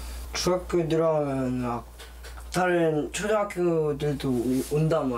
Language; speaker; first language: Korean; early bilingual, other home language; Filipino